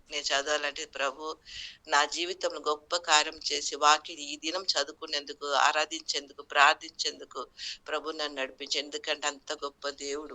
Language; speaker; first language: Telugu; non-native, local second language; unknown